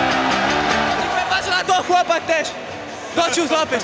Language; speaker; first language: Polish; non-native, learner; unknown